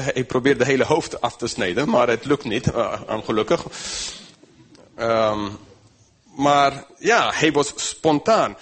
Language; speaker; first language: Dutch; non-native, fluent; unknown